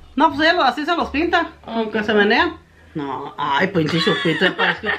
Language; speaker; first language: Spanish; native; Spanish